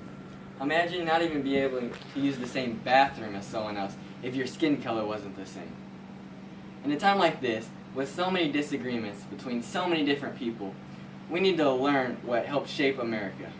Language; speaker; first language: English; native; English